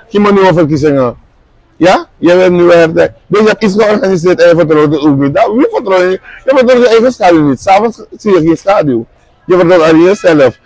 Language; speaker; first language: Dutch; native; Dutch